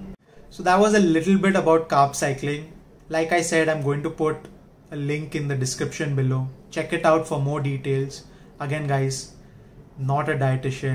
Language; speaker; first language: English; non-native, local second language; Hindi